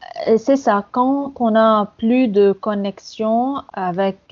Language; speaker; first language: French; non-native, fluent; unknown